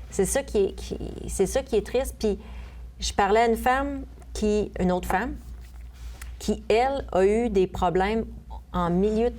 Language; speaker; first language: French; native; French